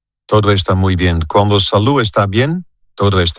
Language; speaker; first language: Spanish; non-native, fluent; Dutch